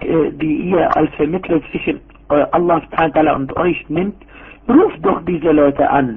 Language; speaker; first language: German; non-native, fluent; Arabic